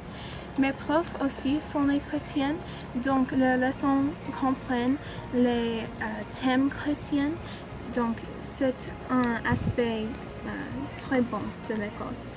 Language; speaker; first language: French; non-native, learner; English